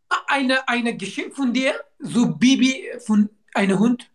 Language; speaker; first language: German; non-native, learner; Turkish